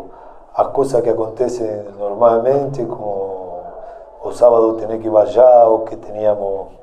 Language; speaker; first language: Portuguese; non-native, fluent; Spanish